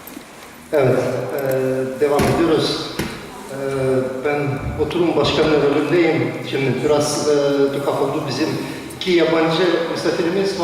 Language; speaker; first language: Turkish; non-native, fluent; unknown